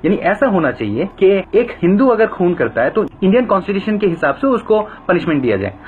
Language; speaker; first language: Hindi; non-native, fluent; Bangla